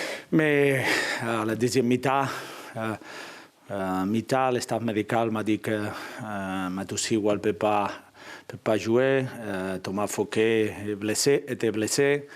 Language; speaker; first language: French; non-native, fluent; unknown